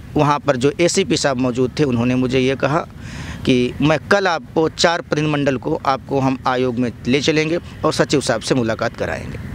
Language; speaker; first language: Hindi; native; Hindi